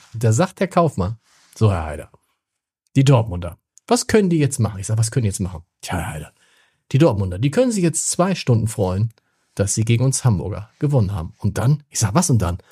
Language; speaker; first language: German; native; German